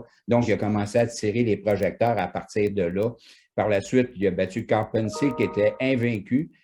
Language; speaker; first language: French; native; French